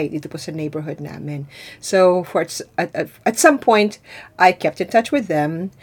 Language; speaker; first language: English; non-native, local second language; Filipino